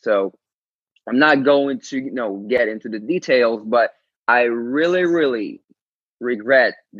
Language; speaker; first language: English; non-native, fluent; Ukrainian